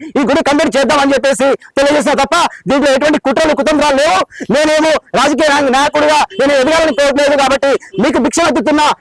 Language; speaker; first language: Telugu; non-native, local second language; Lambadi